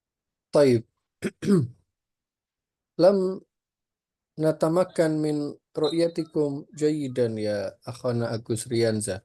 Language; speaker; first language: Arabic; non-native, fluent; Indonesian